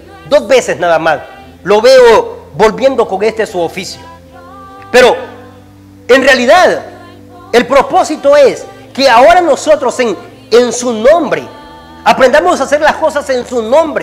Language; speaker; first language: Spanish; native; Spanish